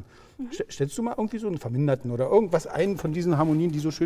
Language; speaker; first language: German; native; German